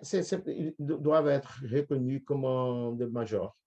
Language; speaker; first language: French; non-native, fluent; Portuguese